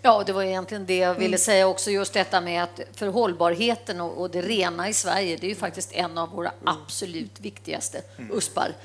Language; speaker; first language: Swedish; native; Swedish